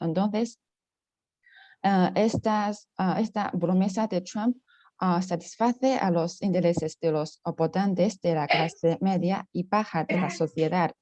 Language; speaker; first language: Spanish; non-native, fluent; Chinese